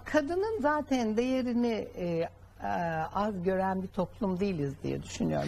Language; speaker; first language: Turkish; native; Turkish